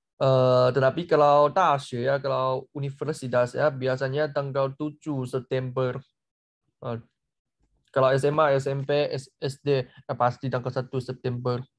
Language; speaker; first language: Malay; non-native, fluent; Chinese